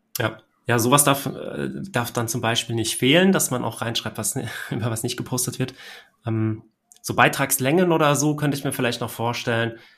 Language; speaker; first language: German; native; German